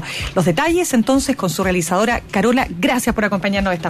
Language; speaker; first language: Spanish; native; Spanish